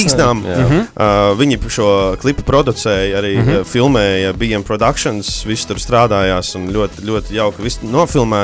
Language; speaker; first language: Latvian; native; Latvian